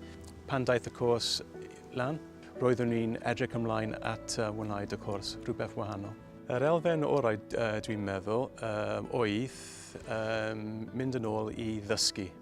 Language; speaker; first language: Welsh; non-native, local second language; English